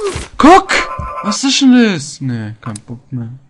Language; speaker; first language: German; native; German